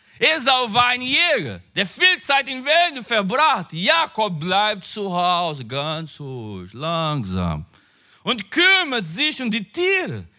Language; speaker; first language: German; non-native, learner; Portuguese